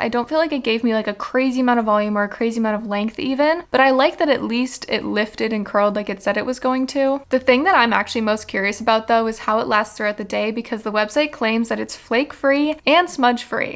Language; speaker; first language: English; native; English